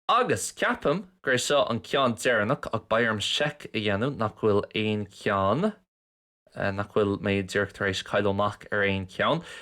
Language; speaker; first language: Irish; non-native, local second language; English